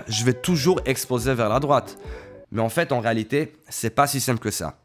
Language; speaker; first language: French; native; French